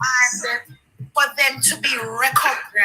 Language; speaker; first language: English; native; English